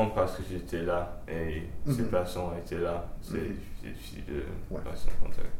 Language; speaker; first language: French; early bilingual, heritage; French